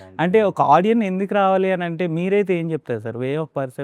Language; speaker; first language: Telugu; native; Telugu